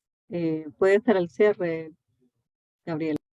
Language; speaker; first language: Spanish; native; Spanish